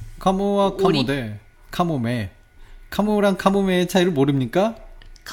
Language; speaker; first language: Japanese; non-native, fluent; Korean